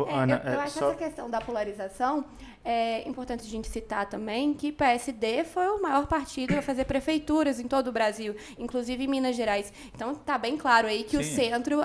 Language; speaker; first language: Portuguese; native; Portuguese